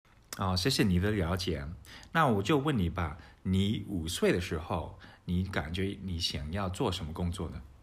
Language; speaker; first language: Chinese; early bilingual, heritage; English